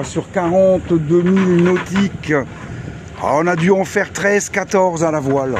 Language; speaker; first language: French; native; French